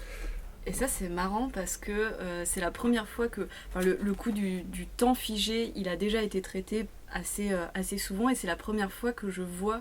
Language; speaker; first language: French; native; French